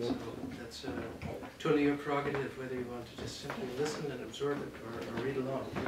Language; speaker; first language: English; native; English